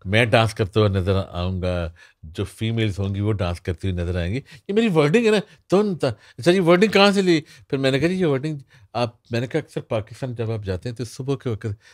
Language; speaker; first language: Urdu; non-native, local second language; Punjabi